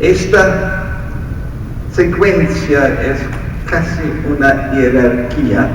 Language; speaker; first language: Spanish; non-native, fluent; English